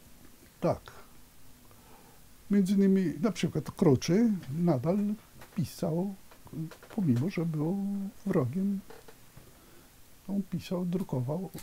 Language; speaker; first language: Polish; non-native, fluent; Italian